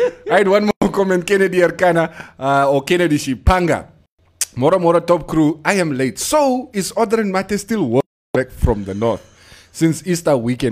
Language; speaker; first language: English; non-native, local second language; Afrikaans